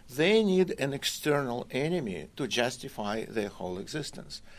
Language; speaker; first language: English; non-native, fluent; Russian